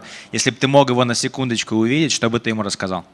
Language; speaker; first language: Russian; native; Russian